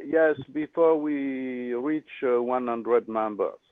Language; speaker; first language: English; non-native, learner; French